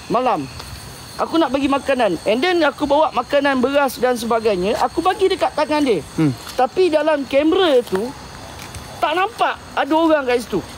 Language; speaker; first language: Malay; native; Malay